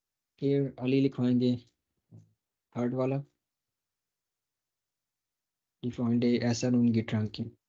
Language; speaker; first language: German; non-native, fluent; Urdu